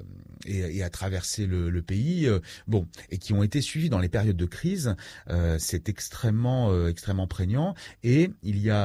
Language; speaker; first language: French; native; French